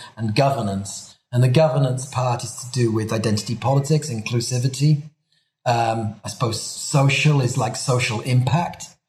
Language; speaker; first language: English; native; English